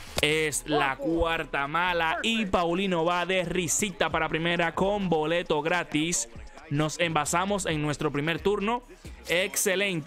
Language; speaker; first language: Spanish; native; Spanish